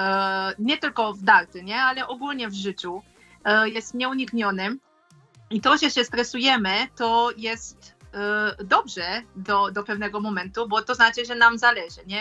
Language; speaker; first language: Polish; non-native, fluent; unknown